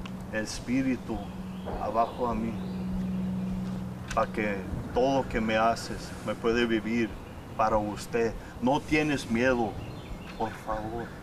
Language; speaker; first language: Spanish; early bilingual, heritage; English